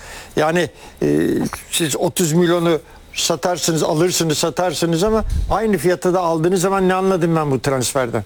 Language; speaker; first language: Turkish; native; Turkish